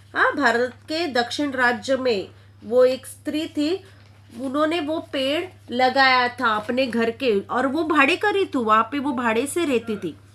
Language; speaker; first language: Hindi; non-native, local second language; Marathi